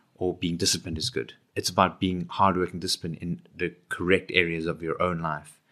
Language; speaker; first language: English; native; English